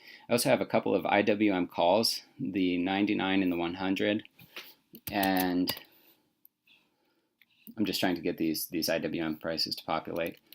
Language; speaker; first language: English; native; English